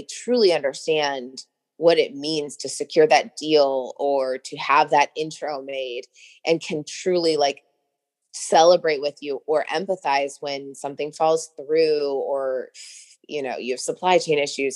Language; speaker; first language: English; native; English